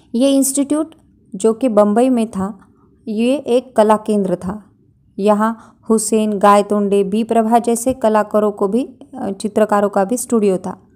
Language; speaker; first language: Hindi; non-native, local second language; Marathi